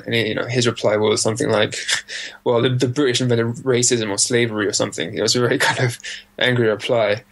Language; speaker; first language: English; native; English